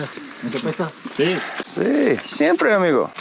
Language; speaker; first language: Spanish; non-native, learner; English